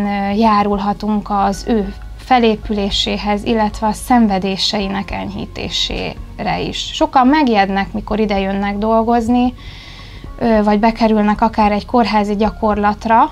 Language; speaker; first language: Hungarian; native; Hungarian